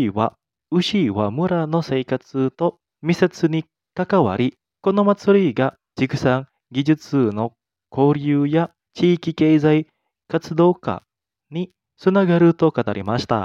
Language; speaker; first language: Japanese; non-native, fluent; Indonesian